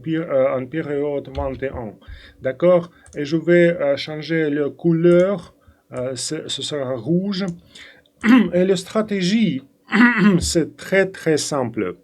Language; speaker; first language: French; non-native, fluent; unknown